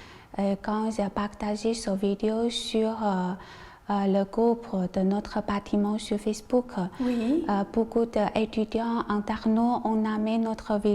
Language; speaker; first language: French; non-native, learner; Chinese